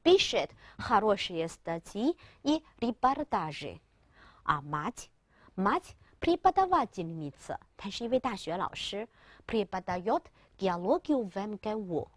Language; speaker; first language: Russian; non-native, fluent; Chinese